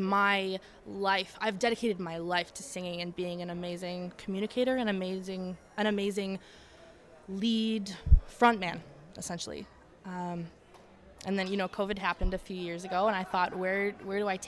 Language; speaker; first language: English; native; English